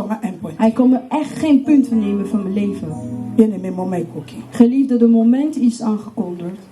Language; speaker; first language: Dutch; non-native, learner; Lingala